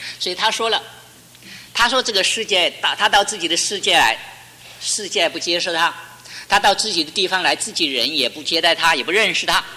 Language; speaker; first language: Chinese; native; Chinese